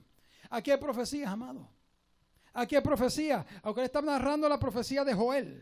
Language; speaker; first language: Spanish; native; Spanish